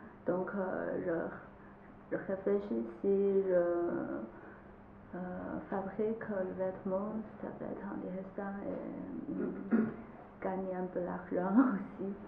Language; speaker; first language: French; non-native, learner; Chinese